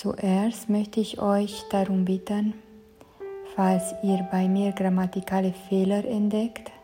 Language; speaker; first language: German; non-native, fluent; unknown